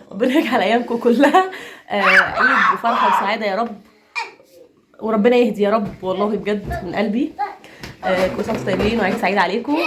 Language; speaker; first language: Arabic; native; Arabic